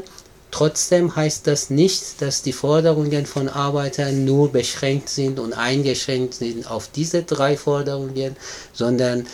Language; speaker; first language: German; non-native, fluent; Persian